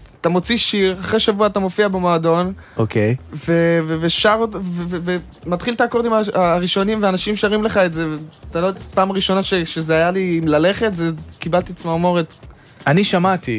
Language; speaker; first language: Hebrew; native; Hebrew